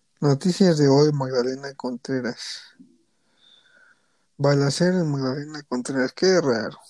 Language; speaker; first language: Spanish; native; Spanish